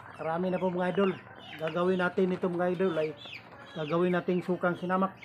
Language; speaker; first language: Filipino; non-native, local second language; Cebuano